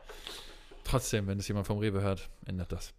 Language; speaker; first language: German; native; German